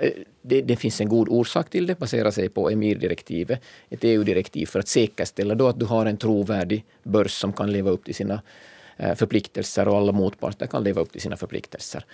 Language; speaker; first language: Swedish; native; Swedish